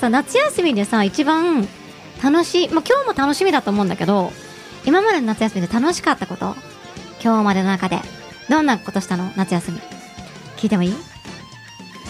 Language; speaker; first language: Japanese; native; Japanese